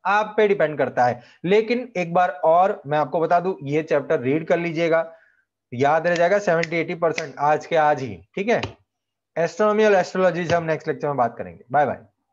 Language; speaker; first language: Hindi; non-native, local second language; Gujarati